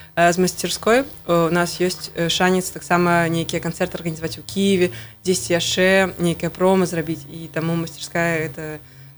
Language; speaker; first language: Belarusian; non-native, local second language; Russian